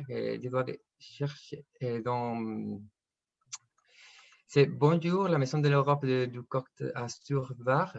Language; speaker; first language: French; non-native, fluent; Spanish